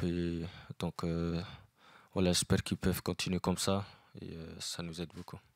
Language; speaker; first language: French; non-native, fluent; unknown